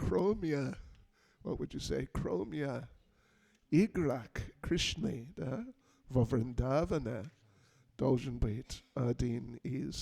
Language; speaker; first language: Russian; non-native, learner; English